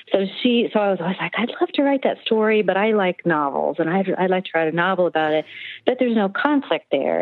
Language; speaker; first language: English; native; English